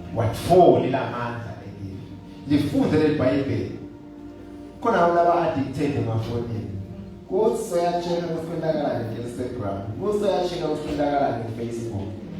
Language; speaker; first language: Zulu; non-native, local second language; Swati